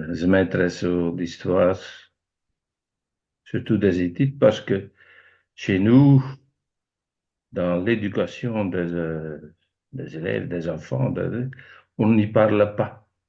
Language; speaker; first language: French; non-native, fluent; Dutch